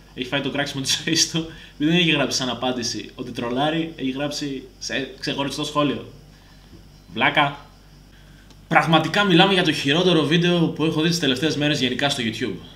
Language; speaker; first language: Greek; early bilingual, other home language; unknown